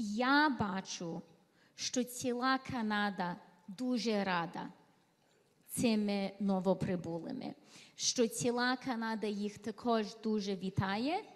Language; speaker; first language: Ukrainian; early bilingual, heritage; Ukrainian